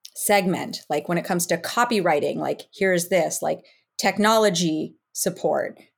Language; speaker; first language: English; native; English